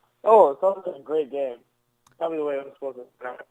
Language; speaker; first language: English; native; English